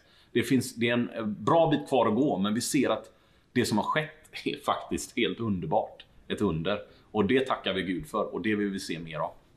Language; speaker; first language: Swedish; native; Swedish